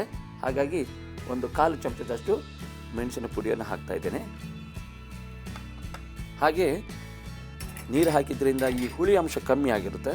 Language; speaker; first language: Kannada; native; Kannada